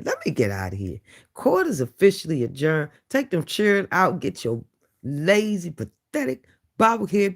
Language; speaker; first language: English; native; English